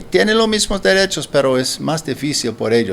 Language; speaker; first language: Spanish; non-native, learner; English